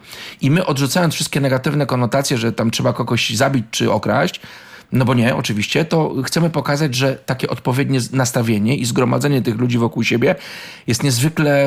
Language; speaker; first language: Polish; native; Polish